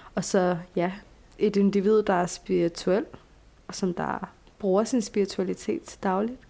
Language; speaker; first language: Danish; early bilingual, other home language; Bulgarian